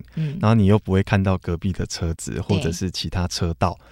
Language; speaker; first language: Chinese; native; Chinese